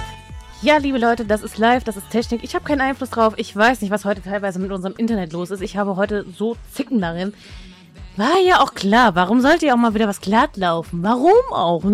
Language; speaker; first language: German; native; German